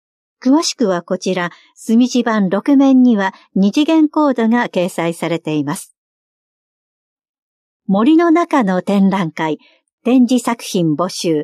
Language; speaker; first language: Japanese; native; Japanese